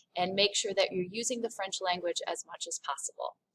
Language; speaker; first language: English; native; English